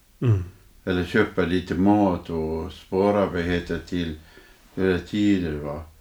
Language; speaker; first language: Swedish; non-native, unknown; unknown